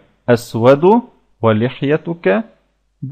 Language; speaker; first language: Arabic; non-native, fluent; Russian